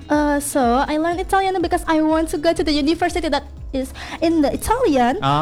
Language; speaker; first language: English; non-native, learner; Indonesian